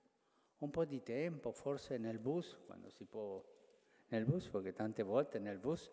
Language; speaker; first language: Italian; non-native, fluent; Spanish